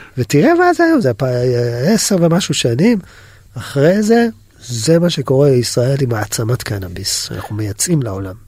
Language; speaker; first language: Hebrew; native; Hebrew